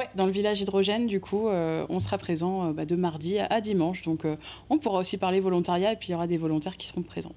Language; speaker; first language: French; native; French